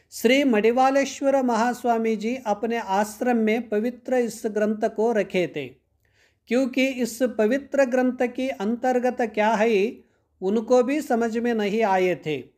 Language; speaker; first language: Hindi; non-native, local second language; Kannada